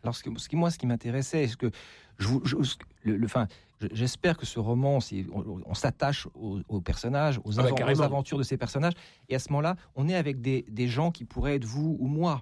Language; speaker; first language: French; native; French